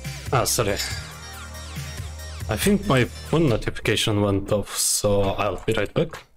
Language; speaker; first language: English; non-native, learner; Russian